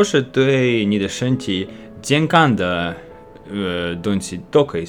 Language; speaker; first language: Chinese; non-native, learner; English